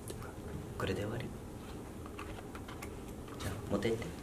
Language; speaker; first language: Japanese; non-native, fluent; Korean